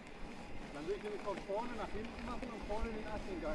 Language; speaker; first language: German; non-native, learner; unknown